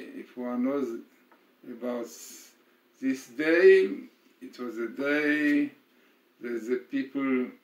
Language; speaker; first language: English; non-native, fluent; Hebrew